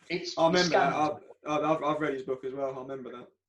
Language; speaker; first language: English; native; English